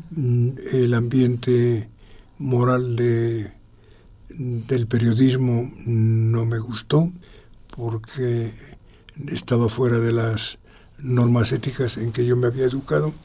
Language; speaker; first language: Spanish; native; Spanish